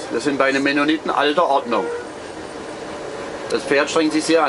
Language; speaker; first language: German; native; German